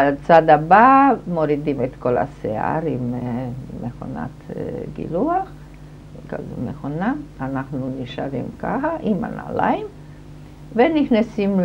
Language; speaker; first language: Hebrew; non-native, fluent; German